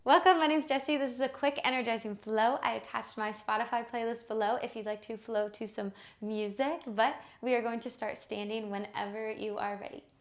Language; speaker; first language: English; native; English